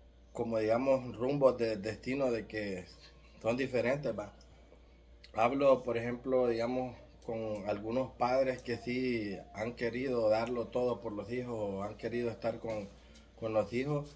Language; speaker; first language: Spanish; native; Spanish